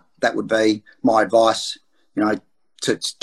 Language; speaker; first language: English; native; English